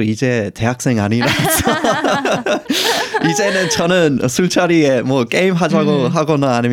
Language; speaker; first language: Korean; non-native, fluent; English